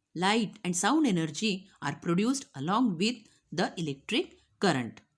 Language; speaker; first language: English; non-native, local second language; Marathi